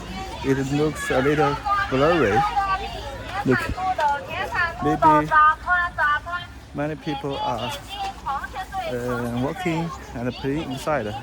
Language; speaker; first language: English; non-native, fluent; Chinese